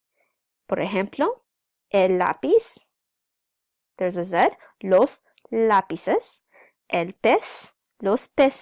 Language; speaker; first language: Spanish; non-native, fluent; English